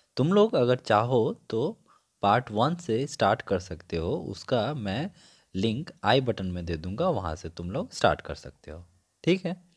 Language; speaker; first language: Hindi; non-native, local second language; Bangla